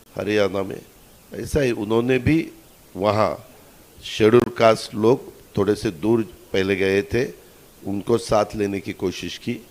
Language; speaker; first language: Hindi; non-native, local second language; Marathi